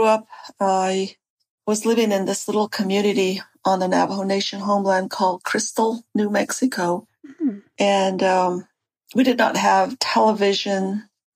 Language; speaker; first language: English; early bilingual, other home language; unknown